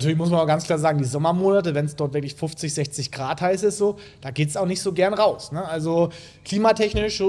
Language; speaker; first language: German; native; German